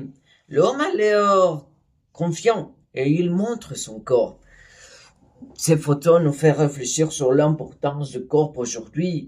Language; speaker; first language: French; non-native, learner; Spanish